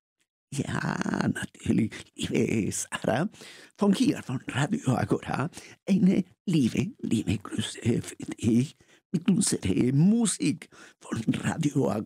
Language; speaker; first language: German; non-native, learner; Spanish